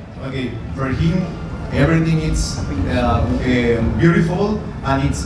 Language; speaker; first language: English; non-native, learner; Spanish